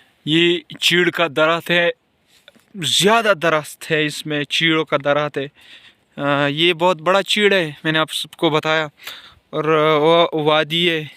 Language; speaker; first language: Hindi; non-native, local second language; Pashto